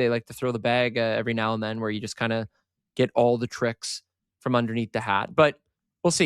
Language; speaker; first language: English; native; English